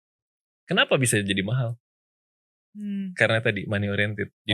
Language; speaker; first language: Indonesian; native; Indonesian